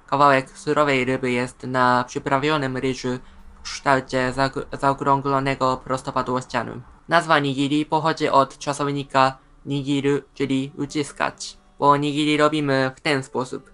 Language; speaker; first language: Polish; non-native, fluent; Japanese